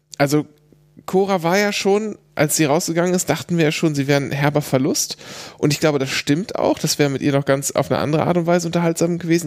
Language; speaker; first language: German; native; German